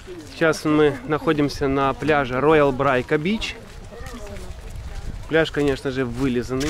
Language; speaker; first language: Russian; native; Russian